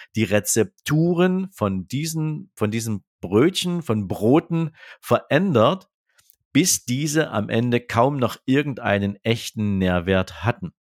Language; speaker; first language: German; native; German